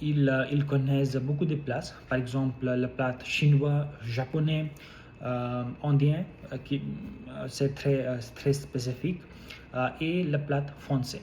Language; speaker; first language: French; non-native, learner; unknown